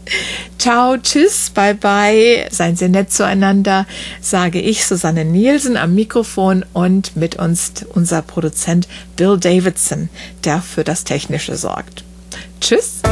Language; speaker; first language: German; native; German